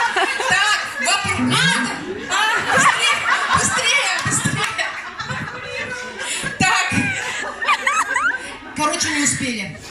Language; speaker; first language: Russian; native; Russian